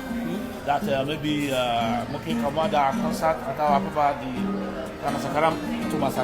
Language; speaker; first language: Indonesian; non-native, fluent; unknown